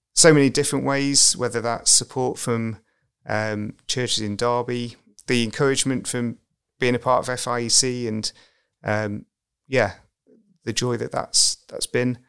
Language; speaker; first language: English; native; English